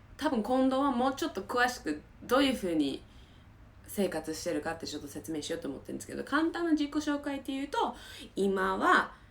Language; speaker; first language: Japanese; non-native, fluent; English